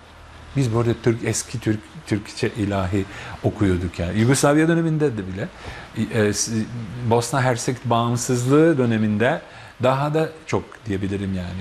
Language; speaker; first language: Turkish; non-native, fluent; Bosnian